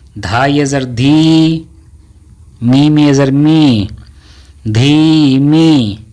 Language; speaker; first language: Urdu; native; Urdu